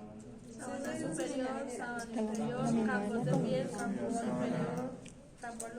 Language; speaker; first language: Spanish; native; Spanish